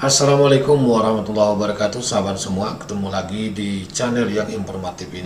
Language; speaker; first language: Indonesian; native; Indonesian